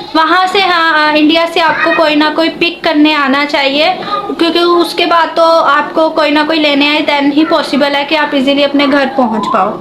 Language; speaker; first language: Urdu; non-native, local second language; Punjabi